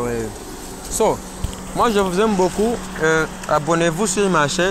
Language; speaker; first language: French; non-native, learner; Rundi